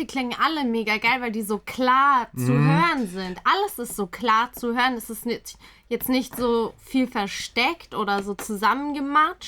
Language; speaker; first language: German; native; German